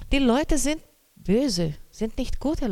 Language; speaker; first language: German; non-native, learner; Portuguese